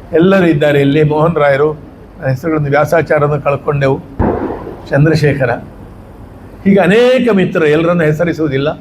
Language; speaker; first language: Kannada; native; Kannada